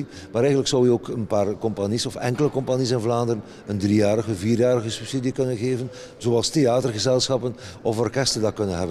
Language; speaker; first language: Dutch; native; Dutch